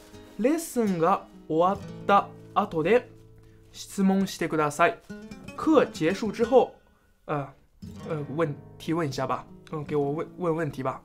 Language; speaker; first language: Japanese; non-native, fluent; Chinese